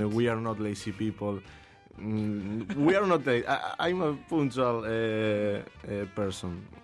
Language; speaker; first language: English; non-native, learner; Spanish